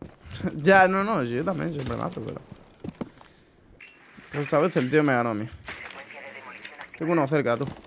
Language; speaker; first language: Spanish; native; Spanish